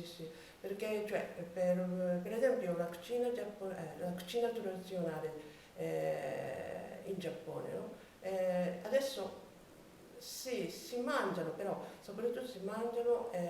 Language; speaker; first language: Italian; non-native, learner; Japanese